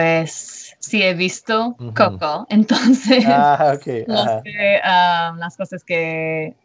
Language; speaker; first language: Spanish; non-native, fluent; English